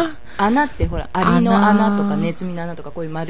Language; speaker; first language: Japanese; native; Japanese